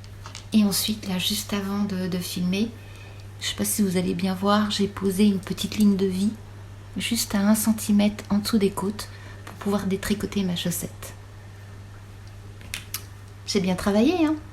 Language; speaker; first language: French; native; French